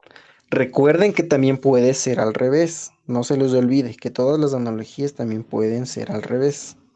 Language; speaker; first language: Spanish; native; Spanish